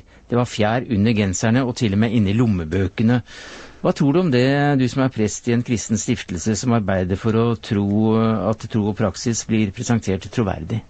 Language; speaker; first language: Norwegian; native; Norwegian